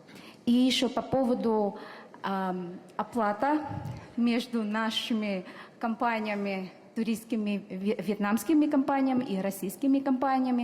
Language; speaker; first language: Russian; non-native, fluent; Vietnamese